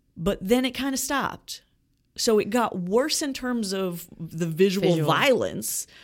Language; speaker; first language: English; native; English